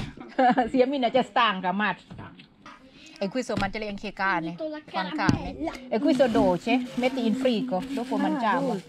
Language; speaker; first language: Italian; non-native, learner; Thai